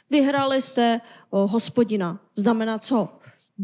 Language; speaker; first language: Czech; non-native, fluent; Korean